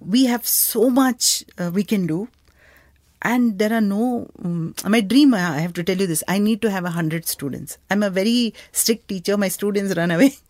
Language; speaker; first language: English; non-native, local second language; Kannada